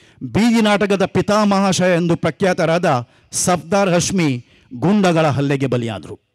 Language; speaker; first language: Kannada; non-native, local second language; Konkani